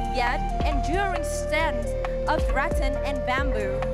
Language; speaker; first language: English; non-native, fluent; Vietnamese